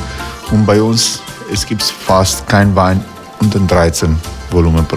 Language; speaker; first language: German; non-native, learner; Croatian